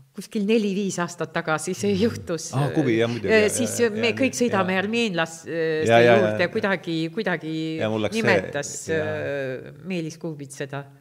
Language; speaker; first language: Estonian; non-native, local second language; Russian